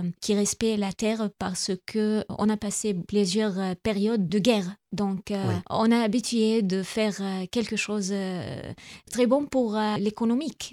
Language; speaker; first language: French; non-native, local second language; Arabic